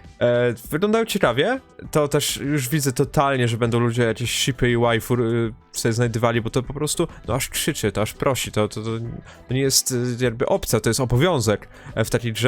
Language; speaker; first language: Polish; native; Polish